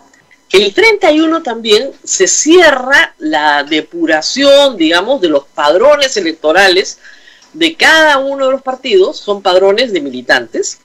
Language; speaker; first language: Spanish; native; Spanish